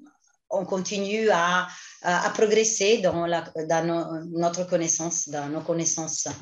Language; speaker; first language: French; non-native, fluent; Italian